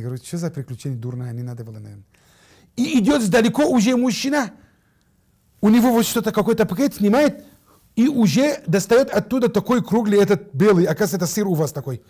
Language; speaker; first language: Russian; non-native, fluent; Arabic